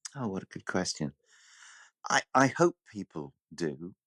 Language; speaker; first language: English; native; English